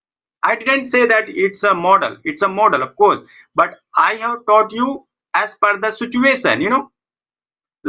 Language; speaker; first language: English; non-native, fluent; Hindi